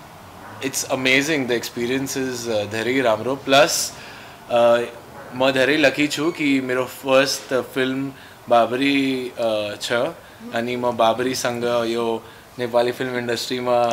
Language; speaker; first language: Nepali; non-native, learner; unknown